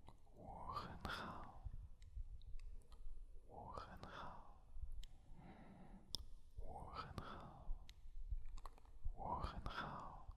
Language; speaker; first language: Chinese; non-native, learner; French